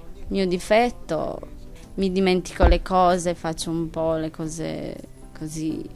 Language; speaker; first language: Italian; non-native, fluent; Romanian